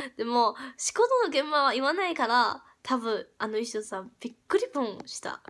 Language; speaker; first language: Japanese; non-native, fluent; Chinese